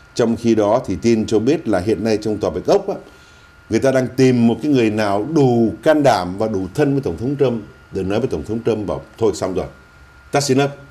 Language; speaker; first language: Vietnamese; native; Vietnamese